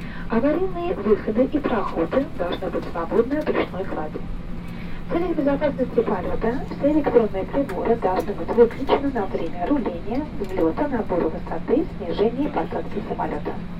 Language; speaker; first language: Russian; native; Russian